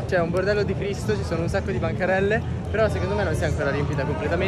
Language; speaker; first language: Italian; native; Italian